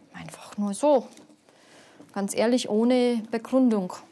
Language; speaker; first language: German; non-native, fluent; Latvian